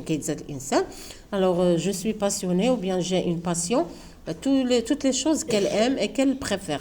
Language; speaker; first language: French; non-native, local second language; Arabic